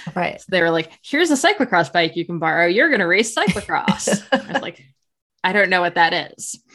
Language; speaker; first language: English; native; English